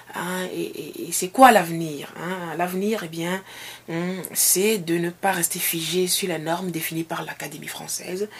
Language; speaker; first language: French; non-native, local second language; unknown